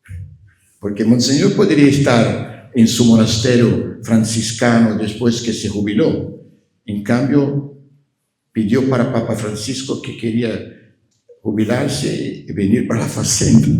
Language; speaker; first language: Spanish; non-native, fluent; Portuguese